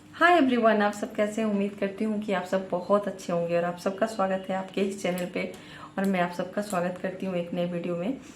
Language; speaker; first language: Hindi; native; Hindi